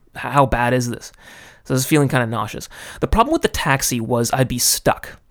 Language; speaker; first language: English; native; English